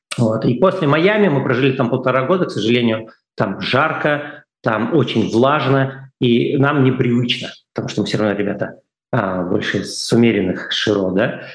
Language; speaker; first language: Russian; native; Russian